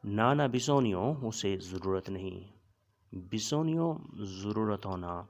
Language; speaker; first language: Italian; non-native, learner; Urdu